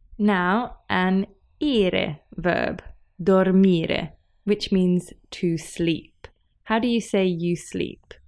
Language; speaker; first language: English; native; English